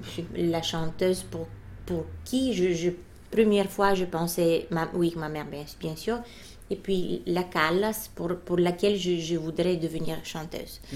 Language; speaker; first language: French; non-native, fluent; Bulgarian